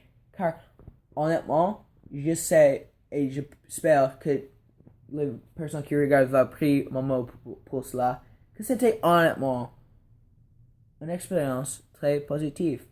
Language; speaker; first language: French; non-native, learner; English